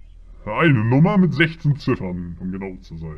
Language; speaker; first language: German; native; German